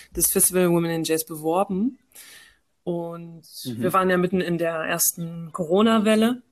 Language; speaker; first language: German; early bilingual, heritage; French